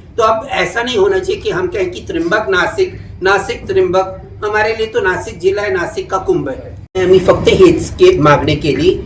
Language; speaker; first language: Hindi; native; Hindi